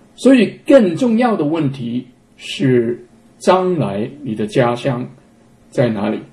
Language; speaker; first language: Chinese; non-native, local second language; Cantonese